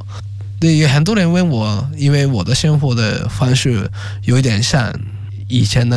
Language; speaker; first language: Chinese; non-native, fluent; Japanese